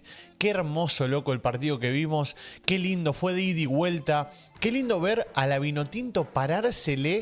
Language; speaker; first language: Spanish; native; Spanish